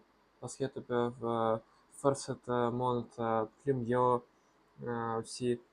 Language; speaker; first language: French; non-native, learner; Russian